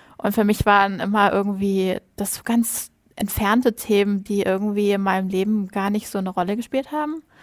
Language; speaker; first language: German; native; German